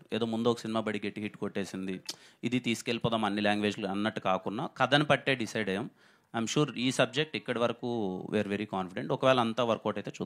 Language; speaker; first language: Telugu; native; Telugu